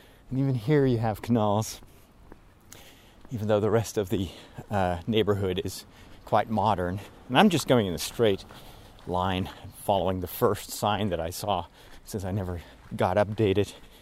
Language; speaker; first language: English; non-native, fluent; Dutch